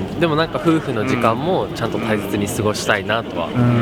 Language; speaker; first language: Japanese; native; Japanese